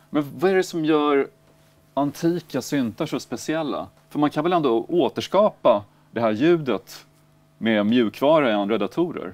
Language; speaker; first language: Swedish; native; Swedish